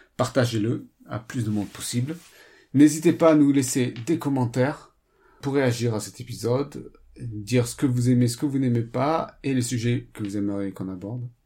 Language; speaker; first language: French; native; French